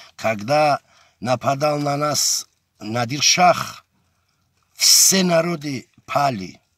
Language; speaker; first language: Russian; non-native, local second language; Avaric